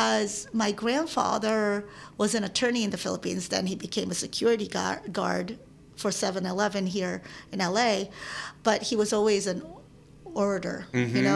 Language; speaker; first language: English; early bilingual, other home language; Filipino